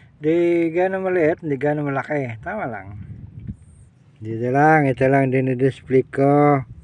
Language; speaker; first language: Filipino; non-native, local second language; Cebuano